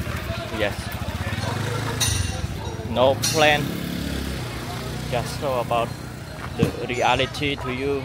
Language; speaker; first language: English; non-native, learner; Khmer